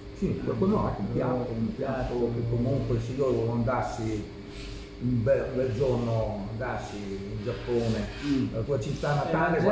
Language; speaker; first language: Italian; native; Italian